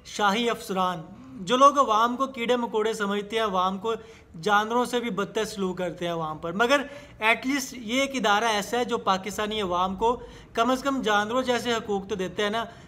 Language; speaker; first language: Urdu; native; Urdu